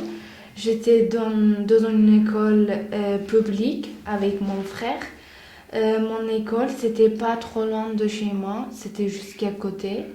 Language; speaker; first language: French; non-native, learner; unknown